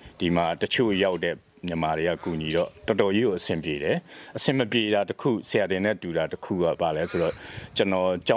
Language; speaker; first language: Burmese; native; Burmese